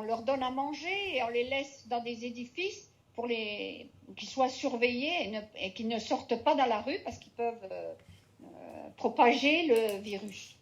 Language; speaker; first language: French; non-native, fluent; Spanish